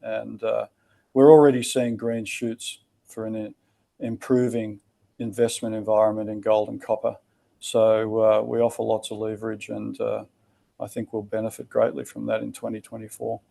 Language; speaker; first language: English; native; English